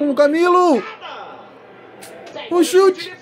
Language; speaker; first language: Portuguese; native; Portuguese